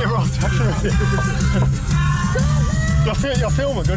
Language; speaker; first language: Swedish; non-native, learner; English